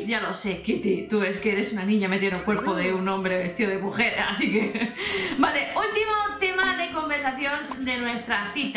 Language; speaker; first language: Spanish; native; Spanish